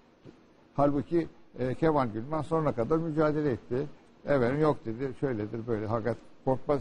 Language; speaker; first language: Turkish; native; Turkish